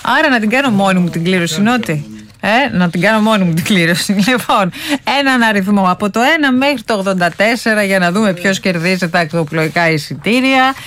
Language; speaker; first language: Greek; native; Greek